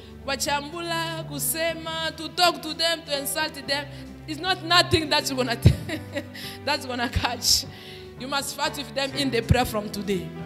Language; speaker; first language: English; non-native, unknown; Lingala